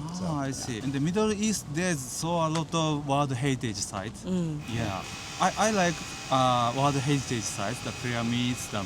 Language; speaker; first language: English; non-native, learner; Japanese